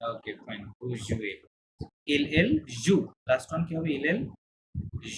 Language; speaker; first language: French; non-native, fluent; Bangla